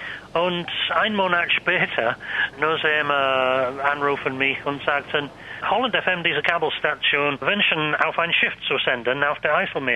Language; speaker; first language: German; non-native, learner; English